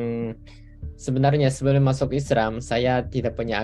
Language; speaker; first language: Indonesian; non-native, fluent; Japanese